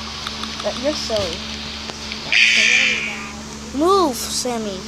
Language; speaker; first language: English; native; English